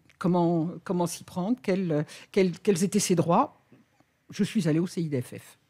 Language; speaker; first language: French; native; French